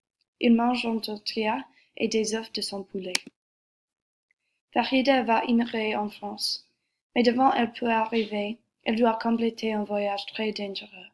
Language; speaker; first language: French; non-native, learner; English